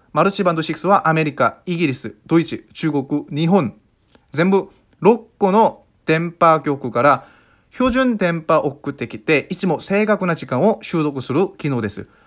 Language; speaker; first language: Japanese; non-native, fluent; Korean